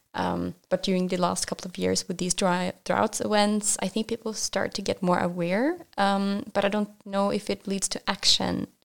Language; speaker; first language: English; non-native, fluent; Norwegian